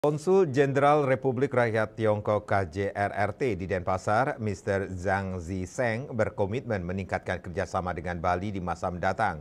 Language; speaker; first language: Indonesian; native; Indonesian